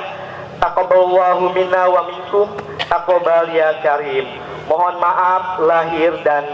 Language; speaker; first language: Indonesian; native; Indonesian